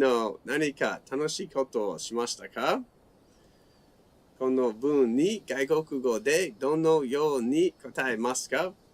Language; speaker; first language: Japanese; non-native, fluent; English